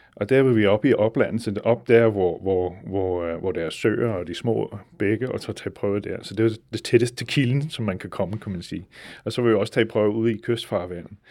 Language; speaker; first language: Danish; non-native, fluent; English